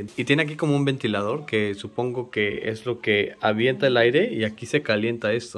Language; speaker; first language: Spanish; native; Spanish